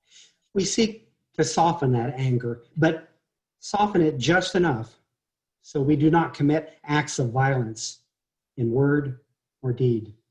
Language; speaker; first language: English; native; English